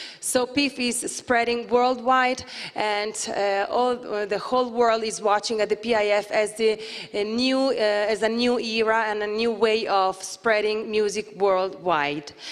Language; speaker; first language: English; non-native, fluent; Italian